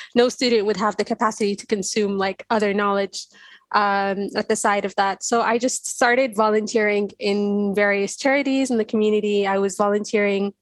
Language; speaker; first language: English; non-native, fluent; Arabic